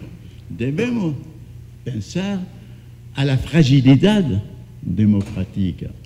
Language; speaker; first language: Spanish; non-native, fluent; French